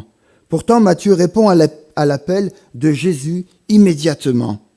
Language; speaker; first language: French; native; French